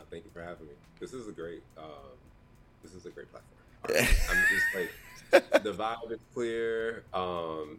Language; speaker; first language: English; native; English